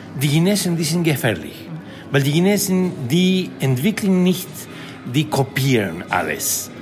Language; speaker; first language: German; non-native, fluent; Spanish